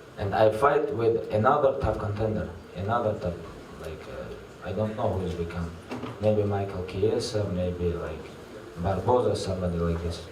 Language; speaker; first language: English; non-native, learner; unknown